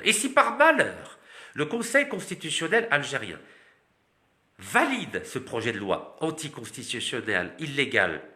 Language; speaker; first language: French; non-native, local second language; Arabic